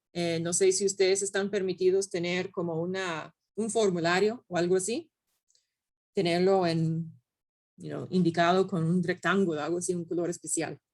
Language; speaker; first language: Spanish; non-native, fluent; English